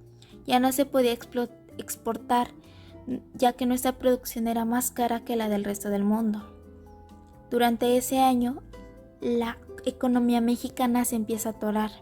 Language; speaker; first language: Spanish; native; Spanish